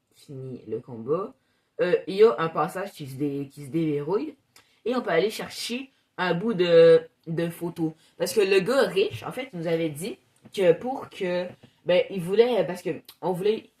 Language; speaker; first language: French; native; French